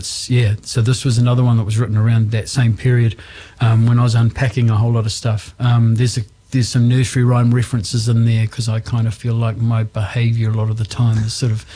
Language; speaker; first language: English; native; English